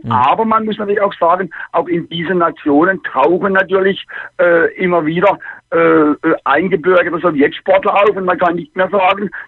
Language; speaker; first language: German; native; German